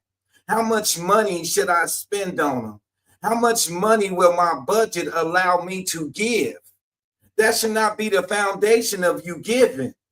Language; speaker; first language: English; native; English